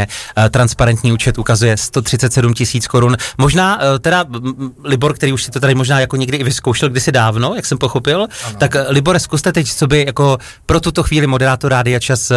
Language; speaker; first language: Czech; native; Czech